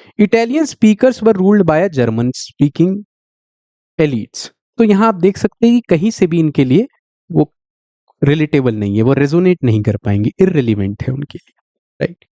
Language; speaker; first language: Hindi; native; Hindi